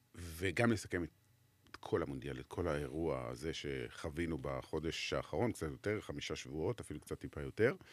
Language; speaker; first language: Hebrew; native; Hebrew